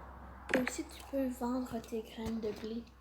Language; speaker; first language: French; native; French